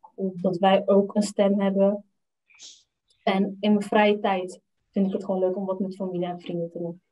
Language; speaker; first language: Dutch; early bilingual, other home language; Somali